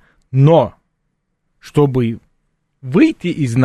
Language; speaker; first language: Russian; non-native, fluent; Turkish